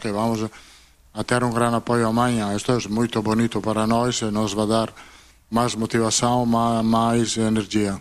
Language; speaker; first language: Portuguese; non-native, fluent; Italian